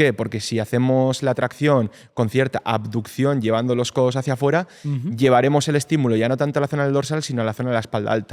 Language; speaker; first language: Spanish; native; Spanish